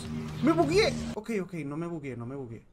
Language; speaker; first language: Spanish; native; Spanish